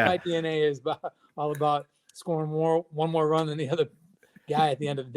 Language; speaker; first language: English; native; English